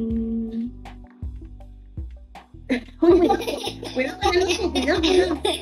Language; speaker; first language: Spanish; native; Spanish